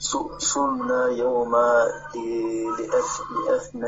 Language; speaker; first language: Arabic; non-native, learner; French